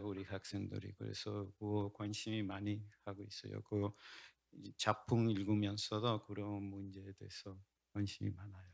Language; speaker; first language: Korean; non-native, learner; Spanish